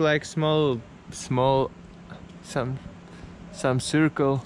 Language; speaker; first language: English; non-native, learner; Russian